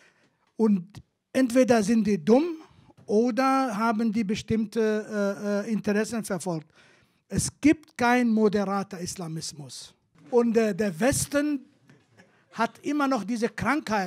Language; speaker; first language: German; non-native, fluent; Kurdish